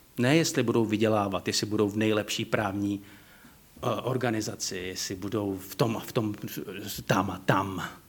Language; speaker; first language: Czech; non-native, fluent; Slovak